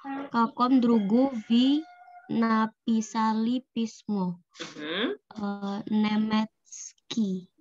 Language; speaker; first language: Russian; non-native, learner; Indonesian